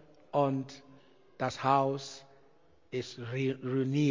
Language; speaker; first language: German; non-native, learner; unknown